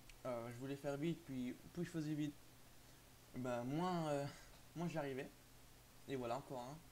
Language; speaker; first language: French; native; French